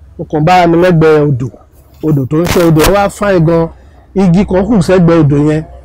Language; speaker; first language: Yoruba; native; Yoruba